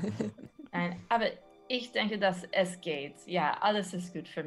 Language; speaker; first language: German; non-native, learner; English